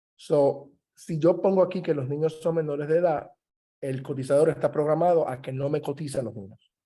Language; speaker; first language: Spanish; early bilingual, heritage; Spanish